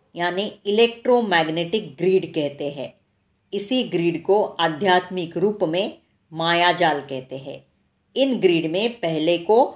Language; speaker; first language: Hindi; non-native, local second language; Marathi